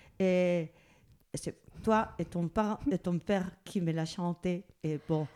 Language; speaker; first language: French; non-native, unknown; Spanish